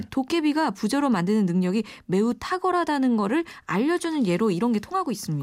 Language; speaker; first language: Korean; native; Korean